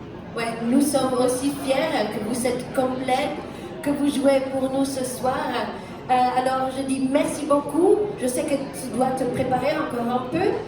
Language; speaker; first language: French; non-native, local second language; German